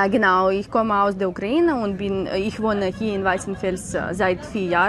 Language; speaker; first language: German; non-native, learner; Ukrainian